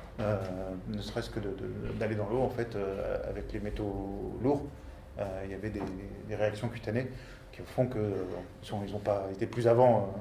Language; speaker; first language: French; native; French